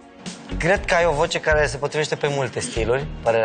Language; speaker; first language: Romanian; native; Romanian